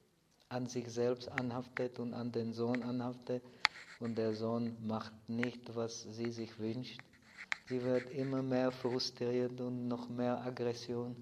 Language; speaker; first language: German; non-native, fluent; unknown